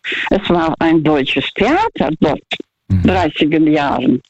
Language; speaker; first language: German; non-native, fluent; Russian